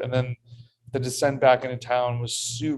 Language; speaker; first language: English; native; English